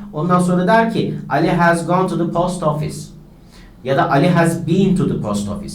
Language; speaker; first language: English; non-native, fluent; Turkish